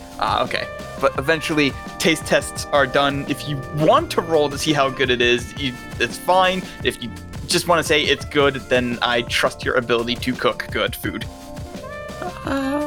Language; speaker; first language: English; native; English